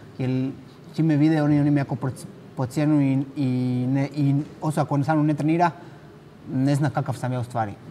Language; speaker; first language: Bosnian; non-native, fluent; Spanish